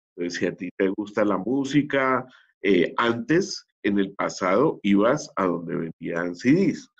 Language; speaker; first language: Spanish; native; Spanish